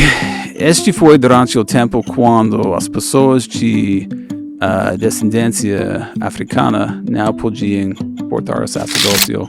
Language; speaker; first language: Portuguese; non-native, fluent; English